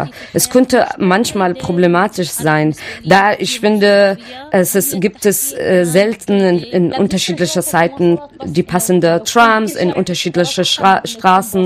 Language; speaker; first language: German; non-native, learner; Arabic